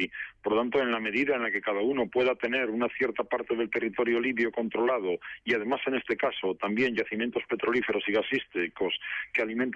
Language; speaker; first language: Spanish; native; Spanish